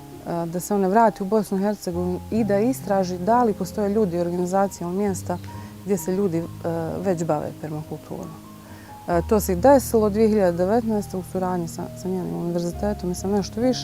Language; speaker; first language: Bosnian; native; Bosnian